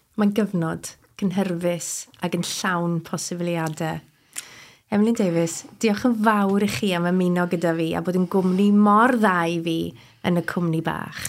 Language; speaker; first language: Welsh; native; Welsh